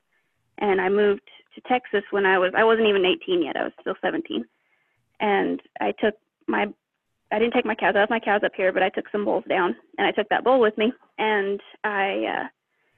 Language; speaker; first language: English; native; English